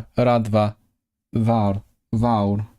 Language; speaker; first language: Welsh; non-native, learner; Cantonese